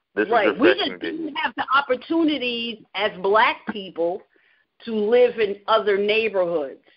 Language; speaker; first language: English; native; English